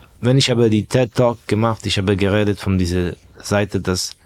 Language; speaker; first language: German; non-native, fluent; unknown